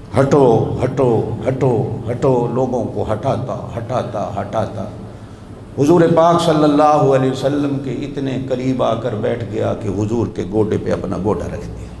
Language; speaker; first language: Urdu; non-native, local second language; Punjabi